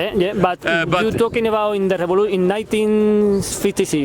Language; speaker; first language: English; non-native, learner; Spanish